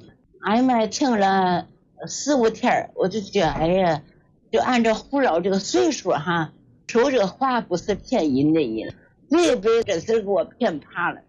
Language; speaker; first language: Chinese; native; Chinese